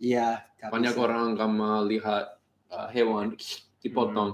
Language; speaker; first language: Indonesian; non-native, learner; English